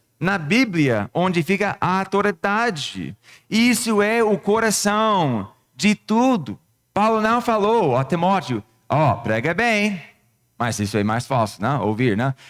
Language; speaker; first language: Portuguese; non-native, fluent; English